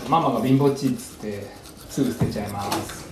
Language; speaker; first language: Japanese; native; Japanese